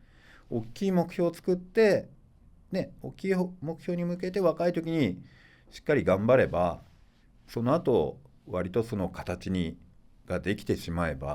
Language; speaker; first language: Japanese; native; Japanese